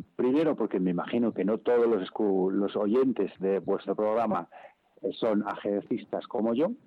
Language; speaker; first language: Spanish; non-native, fluent; Dutch